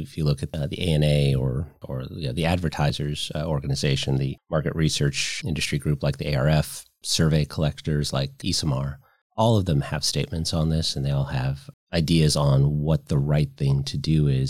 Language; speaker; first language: English; native; English